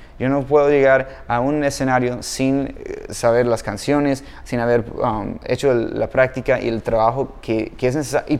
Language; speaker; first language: Spanish; non-native, fluent; English